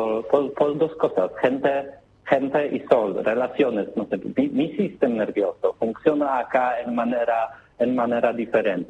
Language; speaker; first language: Spanish; non-native, learner; Polish